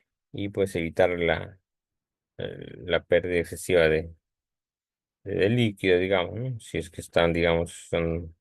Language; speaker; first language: Spanish; native; Spanish